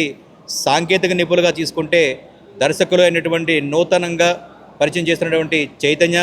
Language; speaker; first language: Telugu; native; Telugu